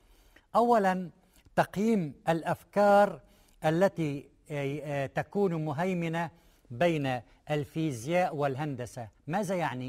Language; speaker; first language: Arabic; native; Arabic